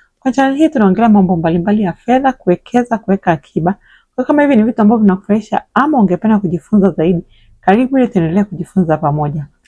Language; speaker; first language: Swahili; native; Swahili